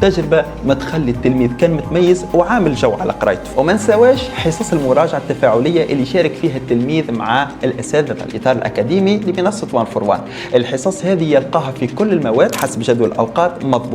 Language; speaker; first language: Arabic; native; Arabic